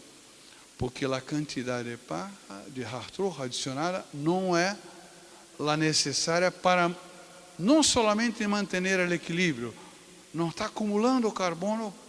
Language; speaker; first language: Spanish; non-native, fluent; Portuguese